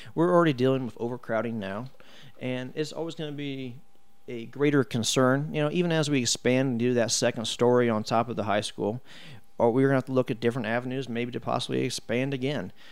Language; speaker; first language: English; native; English